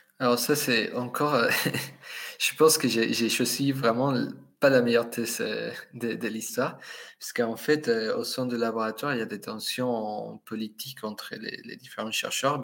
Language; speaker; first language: French; non-native, fluent; Spanish